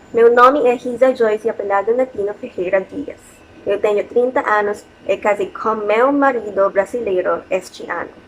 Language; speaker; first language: Portuguese; non-native, learner; Filipino